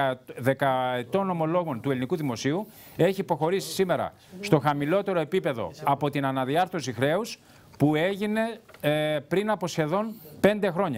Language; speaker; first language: Greek; native; Greek